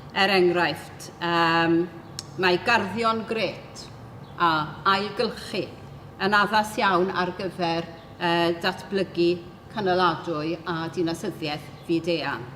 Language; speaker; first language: Welsh; native; Welsh